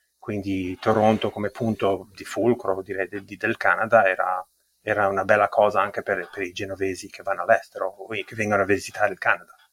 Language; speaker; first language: Italian; early bilingual, heritage; Italian